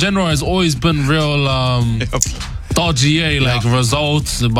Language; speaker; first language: English; native; English